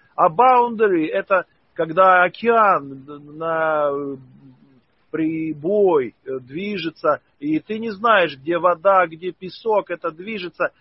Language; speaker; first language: Russian; native; Russian